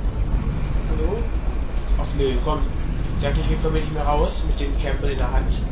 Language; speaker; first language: German; native; German